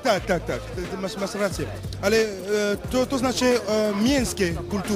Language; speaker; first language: Polish; non-native, learner; French